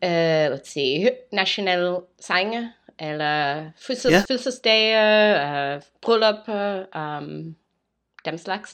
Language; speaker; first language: Danish; non-native, learner; English